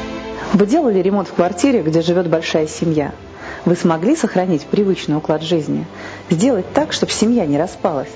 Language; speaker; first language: Russian; native; Russian